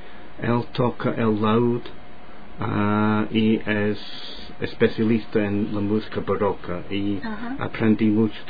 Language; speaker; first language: Spanish; non-native, fluent; English